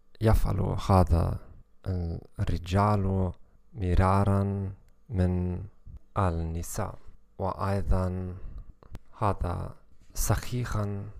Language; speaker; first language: Arabic; non-native, learner; German